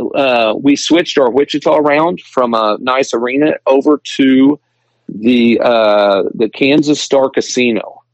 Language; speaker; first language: English; native; English